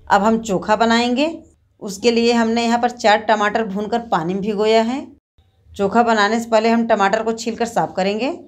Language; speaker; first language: Hindi; native; Hindi